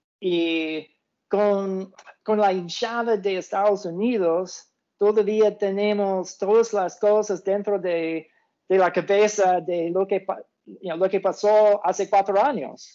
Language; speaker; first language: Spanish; non-native, learner; English